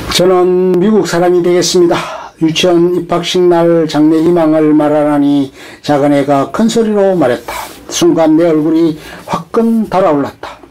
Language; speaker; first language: Korean; native; Korean